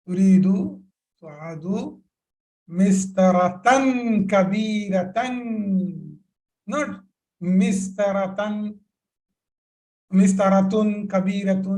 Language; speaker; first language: Arabic; non-native, fluent; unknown